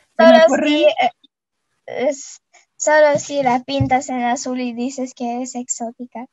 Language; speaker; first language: Spanish; non-native, fluent; Russian